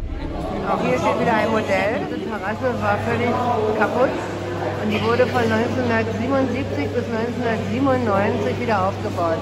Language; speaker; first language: German; native; German